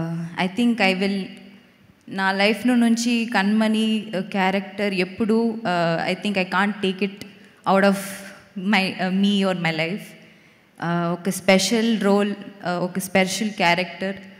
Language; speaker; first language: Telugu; non-native, learner; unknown